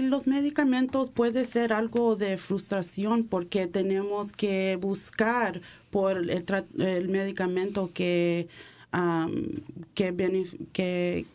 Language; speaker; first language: Spanish; early bilingual, heritage; English